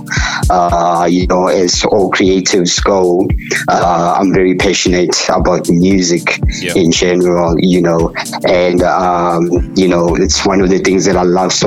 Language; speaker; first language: English; non-native, local second language; Zulu